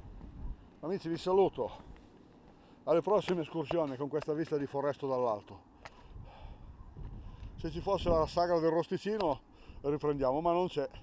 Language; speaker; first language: Italian; native; Italian